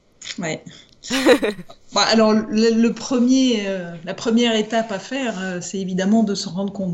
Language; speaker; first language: French; native; French